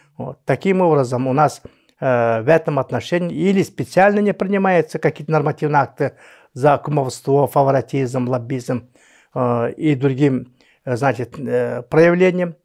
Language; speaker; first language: Russian; non-native, local second language; Yakut